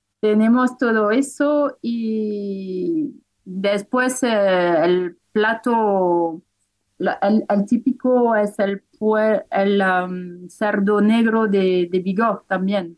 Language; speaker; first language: Spanish; non-native, fluent; French